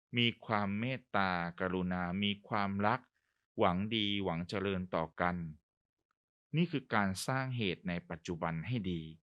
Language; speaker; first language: Thai; native; Thai